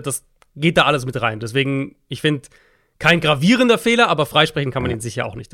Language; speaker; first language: German; native; German